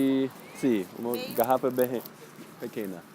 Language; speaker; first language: Portuguese; non-native, learner; English